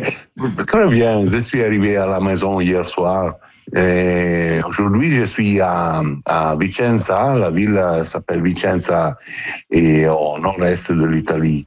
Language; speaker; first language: French; non-native, learner; Italian